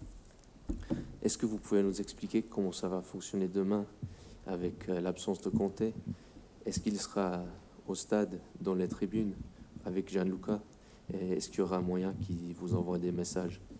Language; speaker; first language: French; non-native, fluent; English